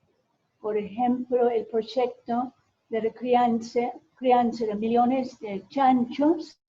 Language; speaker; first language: Spanish; non-native, fluent; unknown